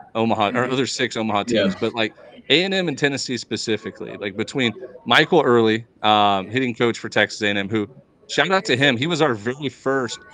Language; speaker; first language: English; native; English